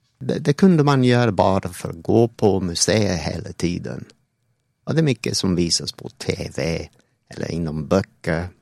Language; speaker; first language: Swedish; non-native, fluent; English